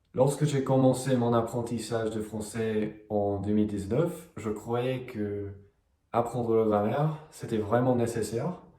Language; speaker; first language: French; non-native, fluent; English